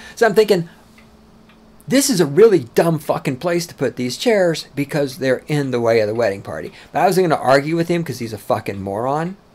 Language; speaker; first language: English; native; English